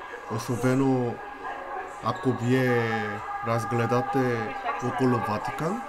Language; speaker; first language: Bulgarian; non-native, learner; Korean